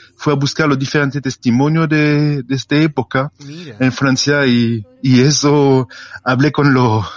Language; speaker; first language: Spanish; non-native, learner; French